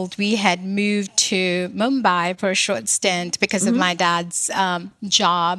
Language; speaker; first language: English; non-native, local second language; Malayalam